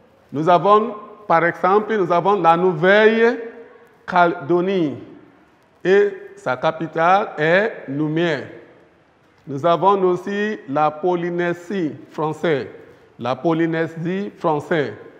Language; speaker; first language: French; non-native, fluent; Yoruba